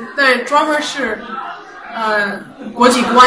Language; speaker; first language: Chinese; early bilingual, heritage; Chinese